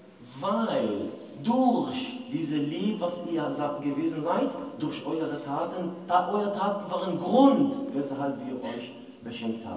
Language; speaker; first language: German; non-native, fluent; Arabic